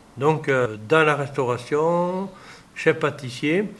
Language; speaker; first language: French; native; French